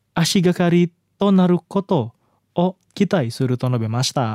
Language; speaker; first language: Japanese; non-native, fluent; Indonesian